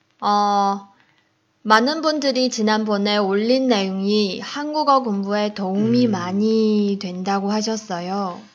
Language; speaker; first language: Korean; non-native, fluent; Chinese